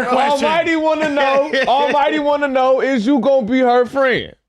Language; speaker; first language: English; native; English